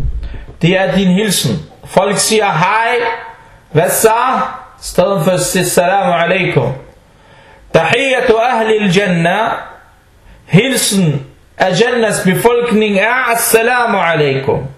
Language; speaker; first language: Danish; non-native, fluent; Arabic